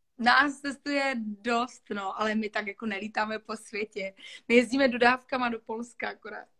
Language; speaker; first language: Czech; non-native, local second language; Polish